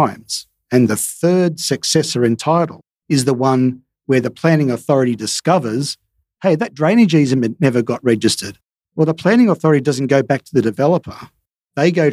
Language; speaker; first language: English; native; English